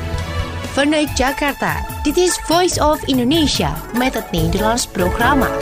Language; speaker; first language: Dutch; non-native, learner; Indonesian